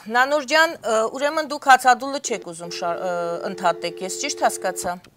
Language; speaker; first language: Armenian; native; Armenian